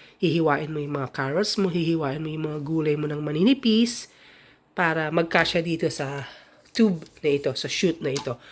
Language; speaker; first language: Filipino; native; Filipino